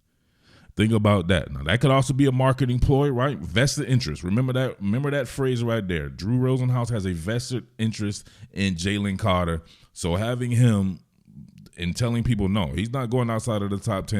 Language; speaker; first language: English; native; English